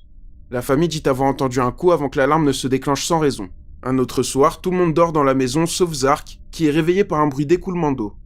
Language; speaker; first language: French; native; French